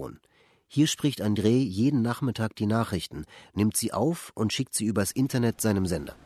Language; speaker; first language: German; native; German